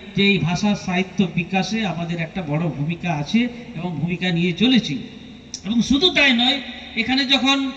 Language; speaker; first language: Bangla; non-native, local second language; Santali